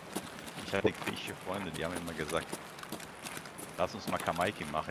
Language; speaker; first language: German; native; German